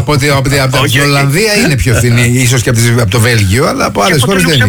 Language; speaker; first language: Greek; native; Greek